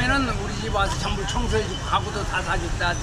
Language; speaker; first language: Korean; native; Korean